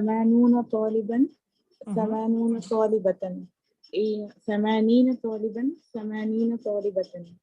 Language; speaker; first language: Arabic; non-native, learner; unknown